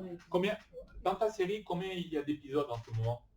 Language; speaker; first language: French; native; French